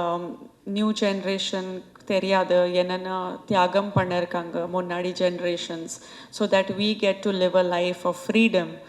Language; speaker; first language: Tamil; non-native, fluent; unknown